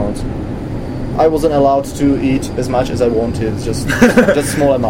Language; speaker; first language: English; non-native, fluent; Czech